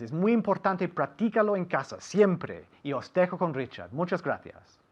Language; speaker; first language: Spanish; non-native, fluent; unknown